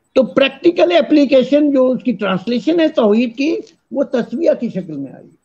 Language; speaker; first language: Urdu; non-native, local second language; Punjabi